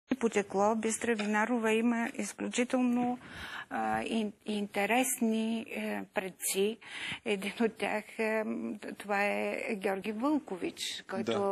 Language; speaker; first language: Bulgarian; native; Bulgarian